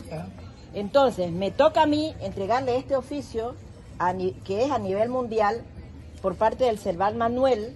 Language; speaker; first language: Spanish; native; Spanish